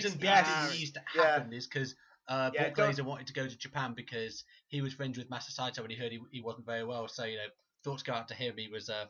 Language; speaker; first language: English; native; English